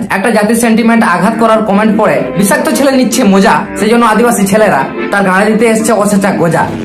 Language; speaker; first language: Bangla; non-native, local second language; Santali